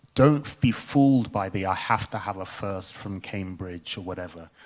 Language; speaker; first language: English; native; English